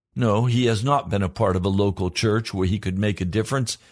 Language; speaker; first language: English; native; English